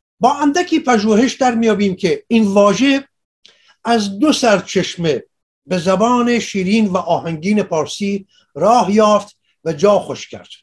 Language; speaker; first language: Persian; non-native, local second language; Assyrian Neo-Aramaic